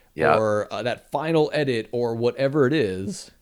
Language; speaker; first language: English; native; English